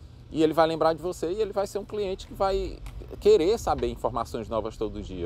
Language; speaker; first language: Portuguese; native; Portuguese